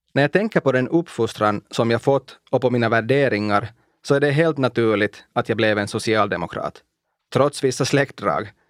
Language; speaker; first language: Swedish; non-native, local second language; Finnish